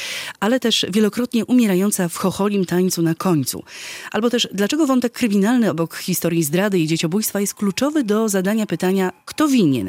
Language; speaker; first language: Polish; native; Polish